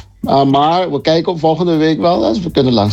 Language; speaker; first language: Dutch; non-native, local second language; Papiamento